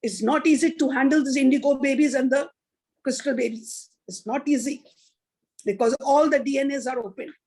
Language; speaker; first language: English; non-native, local second language; Punjabi